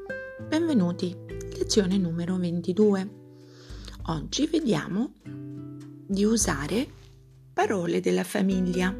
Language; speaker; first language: Italian; non-native, fluent; Albanian